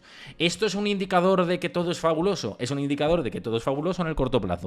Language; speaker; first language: Spanish; native; Spanish